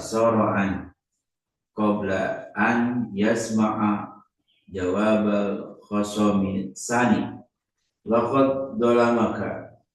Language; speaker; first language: Arabic; non-native, learner; Indonesian